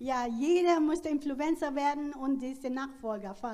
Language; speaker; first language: German; non-native, fluent; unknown